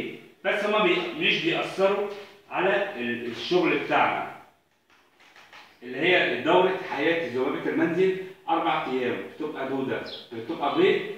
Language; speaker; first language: Arabic; native; Arabic